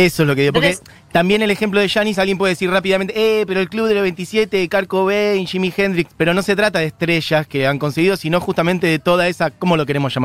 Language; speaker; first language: Spanish; native; Spanish